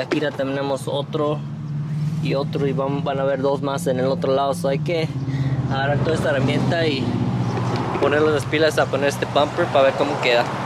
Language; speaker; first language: Spanish; early bilingual, heritage; Spanish